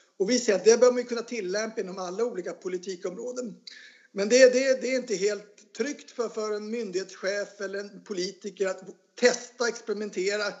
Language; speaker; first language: Swedish; native; Swedish